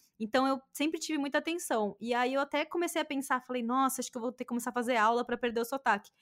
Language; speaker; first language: Portuguese; native; Portuguese